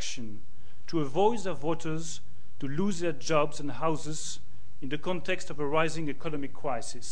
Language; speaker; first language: English; non-native, fluent; French